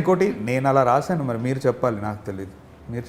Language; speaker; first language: Telugu; native; Telugu